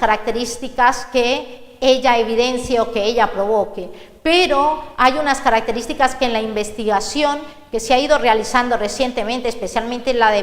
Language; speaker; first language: Spanish; native; Spanish